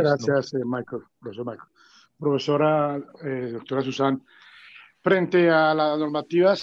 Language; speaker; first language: Spanish; native; Spanish